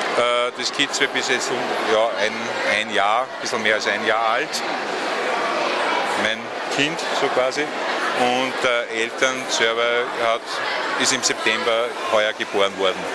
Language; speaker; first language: German; native; German